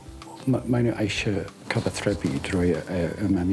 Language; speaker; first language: Welsh; non-native, fluent; English